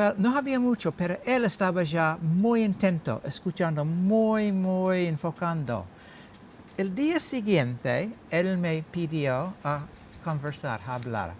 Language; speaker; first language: Spanish; non-native, learner; English